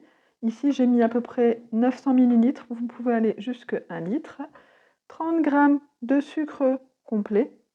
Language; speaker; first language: French; native; French